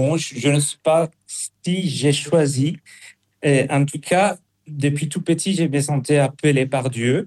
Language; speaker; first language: French; non-native, fluent; Spanish